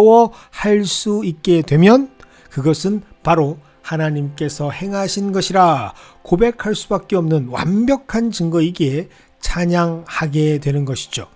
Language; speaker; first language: Korean; native; Korean